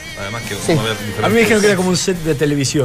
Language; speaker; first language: Spanish; native; Spanish